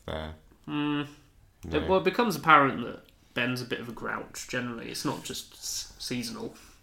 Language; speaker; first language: English; native; English